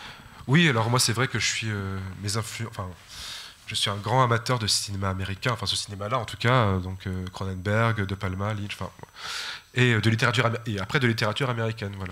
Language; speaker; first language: French; native; French